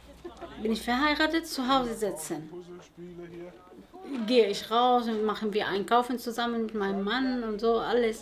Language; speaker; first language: German; non-native, learner; Arabic